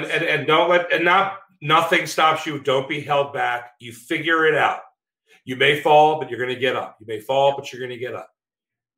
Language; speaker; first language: English; native; English